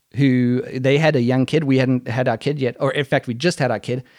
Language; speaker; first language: English; native; English